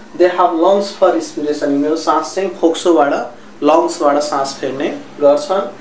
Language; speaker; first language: Nepali; native; Nepali